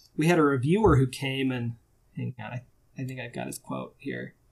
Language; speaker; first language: English; native; English